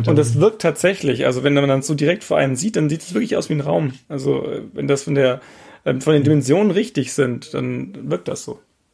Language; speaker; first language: German; native; German